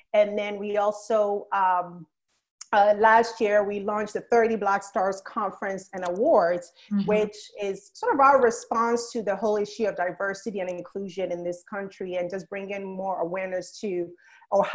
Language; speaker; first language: English; native; English